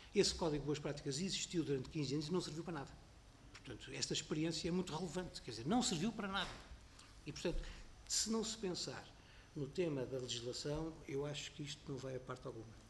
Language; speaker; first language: Portuguese; native; Portuguese